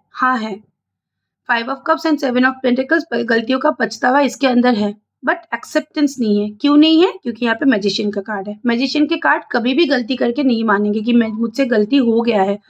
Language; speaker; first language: Hindi; non-native, local second language; Bangla